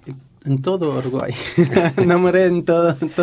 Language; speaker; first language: Spanish; non-native, learner; Arabic